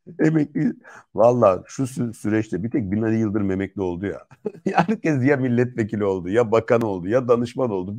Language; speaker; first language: Turkish; native; Turkish